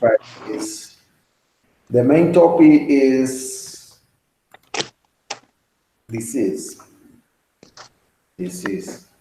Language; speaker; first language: English; non-native, learner; Spanish